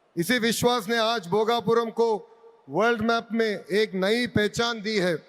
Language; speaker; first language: Hindi; non-native, local second language; Telugu